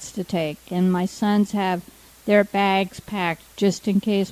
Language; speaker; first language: English; native; English